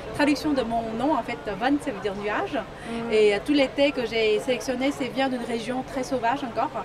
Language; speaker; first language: French; non-native, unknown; Vietnamese